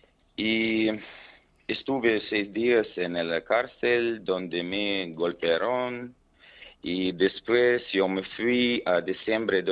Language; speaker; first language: Spanish; non-native, learner; Belarusian